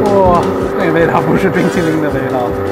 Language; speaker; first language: Chinese; non-native, fluent; English